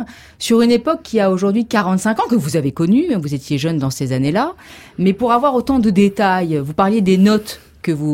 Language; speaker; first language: French; native; French